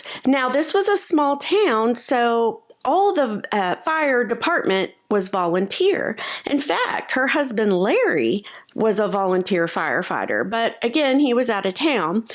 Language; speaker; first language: English; native; English